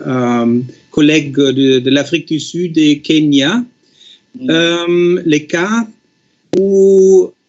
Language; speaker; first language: French; non-native, fluent; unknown